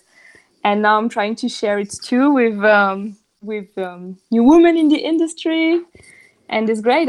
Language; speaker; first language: English; non-native, fluent; French